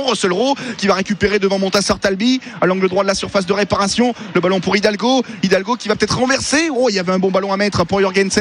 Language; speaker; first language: French; native; French